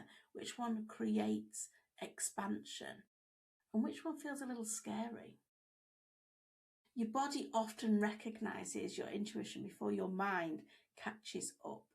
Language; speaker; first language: English; native; English